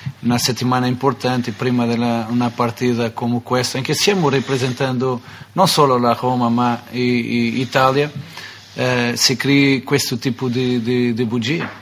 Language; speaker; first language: Italian; non-native, fluent; Portuguese